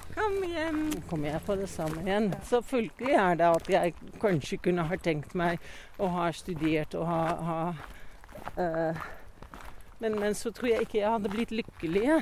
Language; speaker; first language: Norwegian; non-native, fluent; Dutch